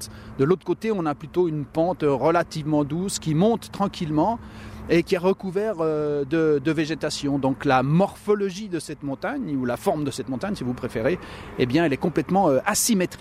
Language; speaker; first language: French; native; French